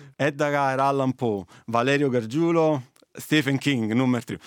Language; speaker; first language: Icelandic; non-native, learner; Italian